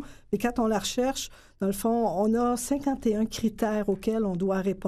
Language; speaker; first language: French; native; French